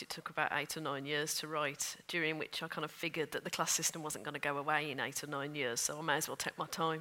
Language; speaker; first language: English; native; English